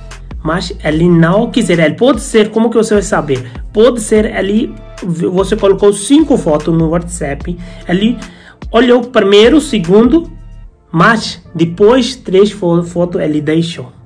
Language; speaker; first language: Portuguese; non-native, learner; Hindi